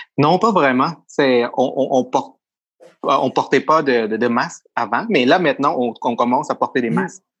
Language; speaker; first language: French; non-native, fluent; Thai